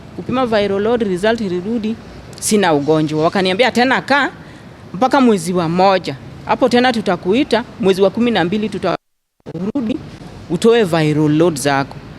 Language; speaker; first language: Swahili; non-native, local second language; Luo (Kenya and Tanzania)